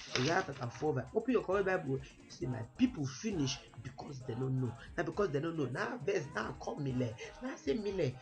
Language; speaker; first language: Nigerian Pidgin; native; Nigerian Pidgin